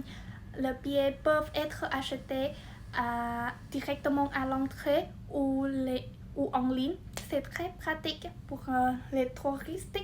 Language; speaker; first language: French; non-native, learner; Vietnamese